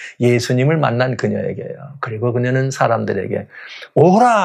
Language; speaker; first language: Korean; native; Korean